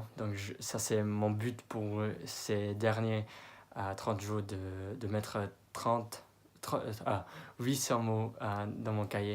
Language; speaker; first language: French; non-native, fluent; English